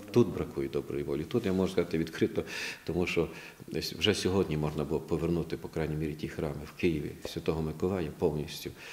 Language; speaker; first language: Ukrainian; native; Ukrainian